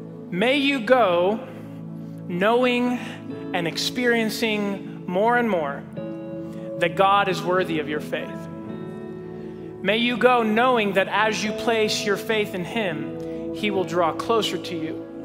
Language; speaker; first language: English; early bilingual, heritage; English